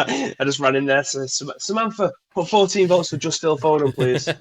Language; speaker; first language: English; native; English